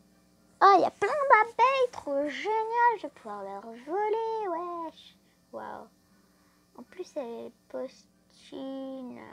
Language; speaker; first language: French; native; French